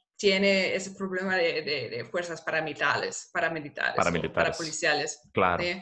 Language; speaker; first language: Spanish; non-native, fluent; German